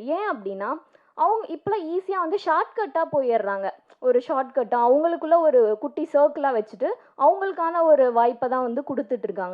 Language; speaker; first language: Tamil; native; Tamil